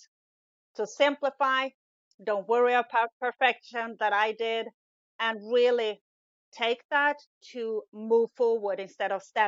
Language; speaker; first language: English; non-native, fluent; Swedish